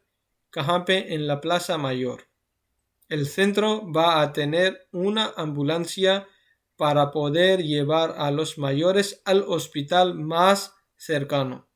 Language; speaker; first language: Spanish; non-native, fluent; Urdu